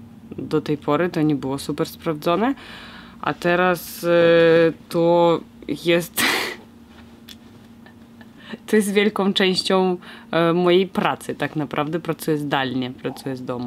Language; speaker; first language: Polish; non-native, fluent; Russian